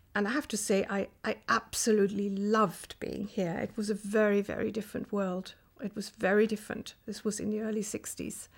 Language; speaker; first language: English; non-native, fluent; German